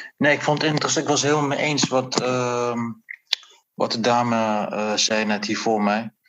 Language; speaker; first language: Dutch; native; Dutch